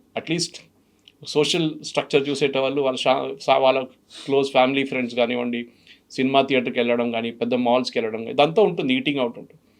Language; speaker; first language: Telugu; non-native, fluent; Malayalam